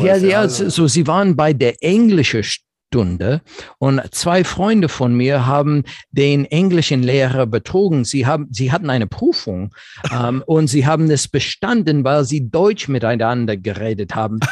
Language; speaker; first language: German; non-native, fluent; English